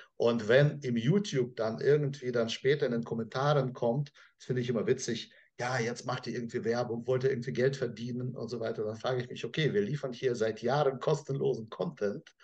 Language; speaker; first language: German; non-native, fluent; Russian